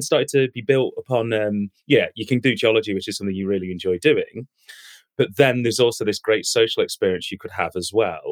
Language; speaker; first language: English; native; English